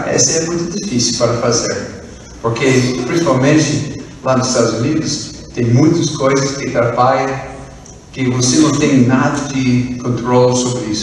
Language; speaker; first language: Portuguese; non-native, fluent; English